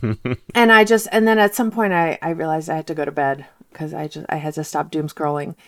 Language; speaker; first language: English; early bilingual, heritage; Russian